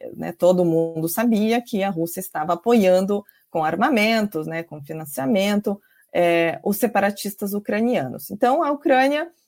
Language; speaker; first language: Portuguese; non-native, fluent; Ukrainian